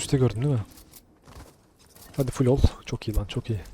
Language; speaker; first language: Turkish; native; Turkish